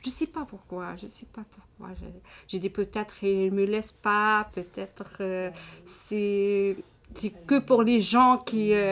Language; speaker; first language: French; non-native, learner; Arabic